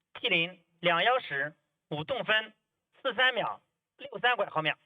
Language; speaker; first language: Chinese; native; Chinese